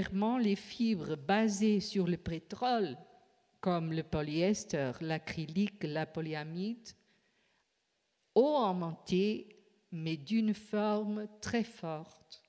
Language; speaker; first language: French; non-native, fluent; Portuguese